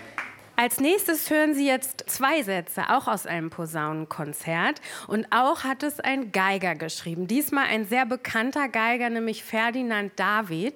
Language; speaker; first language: German; native; German